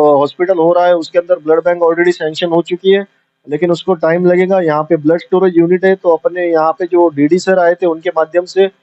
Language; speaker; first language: Hindi; non-native, local second language; Marathi